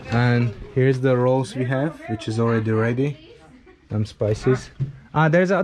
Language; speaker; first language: English; non-native, fluent; Azerbaijani